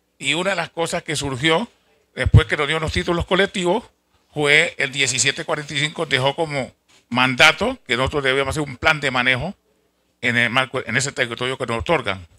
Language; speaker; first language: Spanish; native; Spanish